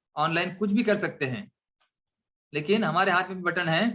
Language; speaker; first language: Hindi; non-native, local second language; Marathi